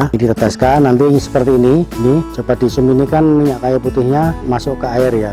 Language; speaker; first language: Indonesian; native; Indonesian